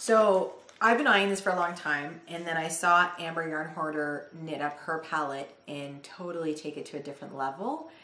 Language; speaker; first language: English; native; English